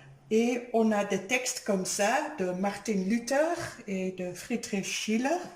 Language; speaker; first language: French; non-native, fluent; Dutch